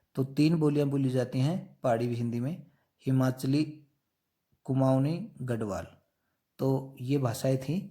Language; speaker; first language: Hindi; native; Hindi